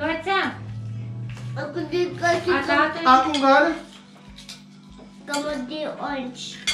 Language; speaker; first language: Indonesian; early bilingual, heritage; Indonesian